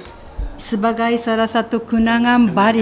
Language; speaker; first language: Indonesian; non-native, fluent; Japanese